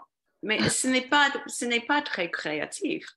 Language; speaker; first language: French; non-native, fluent; English